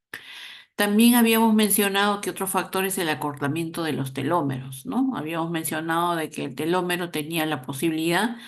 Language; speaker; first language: Spanish; native; Spanish